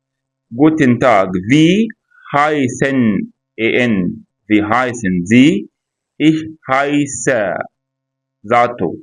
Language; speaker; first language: German; non-native, fluent; Arabic